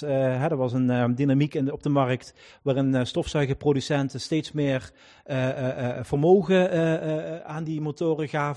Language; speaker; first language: Dutch; native; Dutch